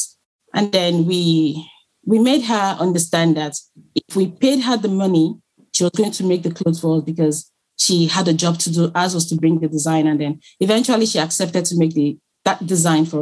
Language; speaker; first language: English; non-native, local second language; Igbo